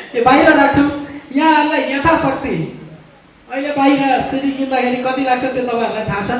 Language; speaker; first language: Nepali; native; Nepali